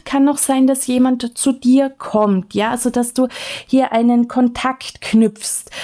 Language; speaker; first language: German; native; German